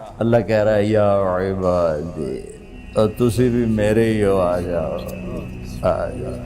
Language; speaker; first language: Urdu; non-native, local second language; Punjabi